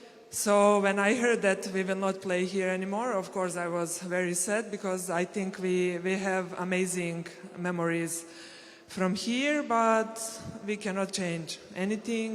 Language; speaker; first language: English; non-native, fluent; Serbian